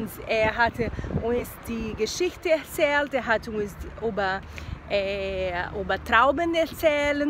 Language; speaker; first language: German; non-native, fluent; Portuguese